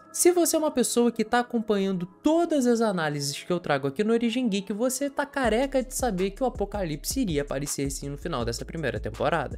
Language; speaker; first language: Portuguese; native; Portuguese